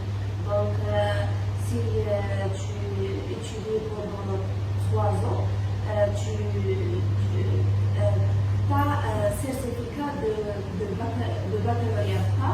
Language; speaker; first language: French; non-native, local second language; Arabic